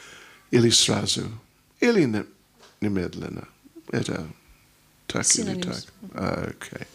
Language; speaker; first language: Russian; non-native, learner; English